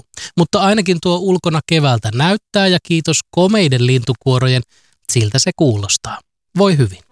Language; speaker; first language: Finnish; native; Finnish